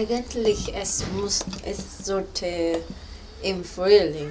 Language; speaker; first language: German; non-native, learner; Korean